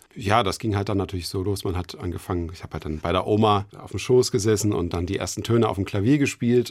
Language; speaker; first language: German; native; German